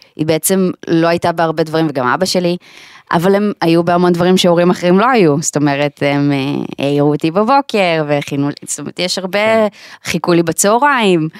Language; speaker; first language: Hebrew; native; Hebrew